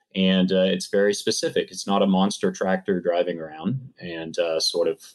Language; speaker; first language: English; native; English